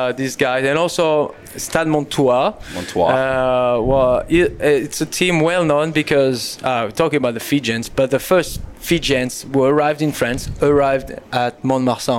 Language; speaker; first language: English; non-native, learner; French